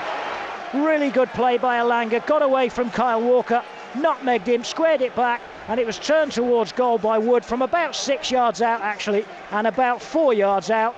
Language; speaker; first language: English; native; English